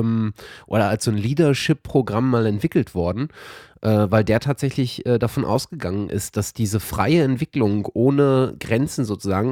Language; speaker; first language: German; native; German